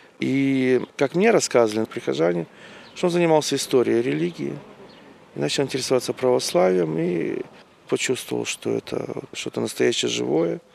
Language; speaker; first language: Russian; native; Russian